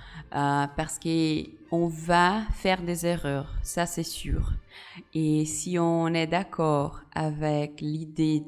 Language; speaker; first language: French; non-native, fluent; Portuguese